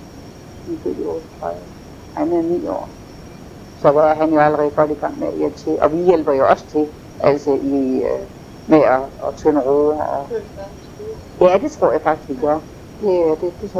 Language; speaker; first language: Danish; native; Danish